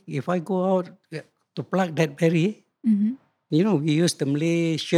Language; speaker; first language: English; non-native, local second language; Malay